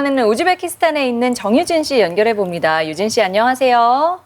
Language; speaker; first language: Korean; native; Korean